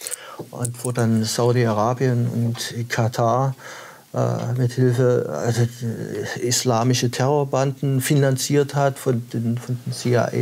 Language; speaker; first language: German; native; German